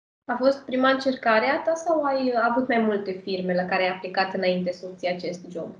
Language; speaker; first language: Romanian; native; Romanian